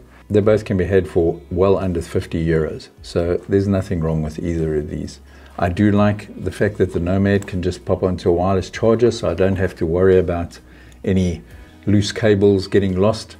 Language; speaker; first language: English; native; English